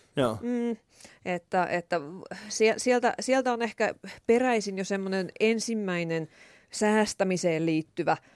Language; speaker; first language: Finnish; native; Finnish